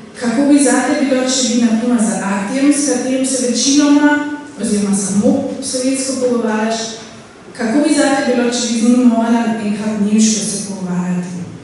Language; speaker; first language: Slovenian; non-native, local second language; German